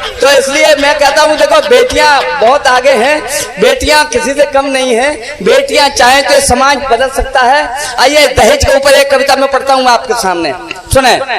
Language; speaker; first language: Hindi; native; Hindi